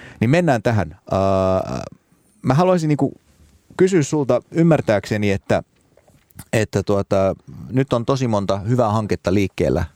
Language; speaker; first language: Finnish; early bilingual, other home language; Arabic